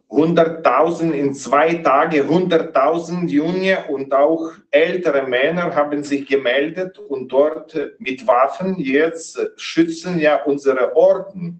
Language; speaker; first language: German; non-native, fluent; Ukrainian